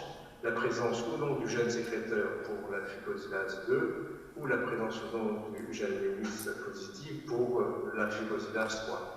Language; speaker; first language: French; native; French